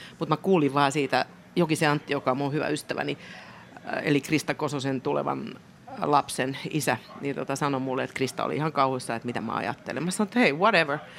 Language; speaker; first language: Finnish; native; Finnish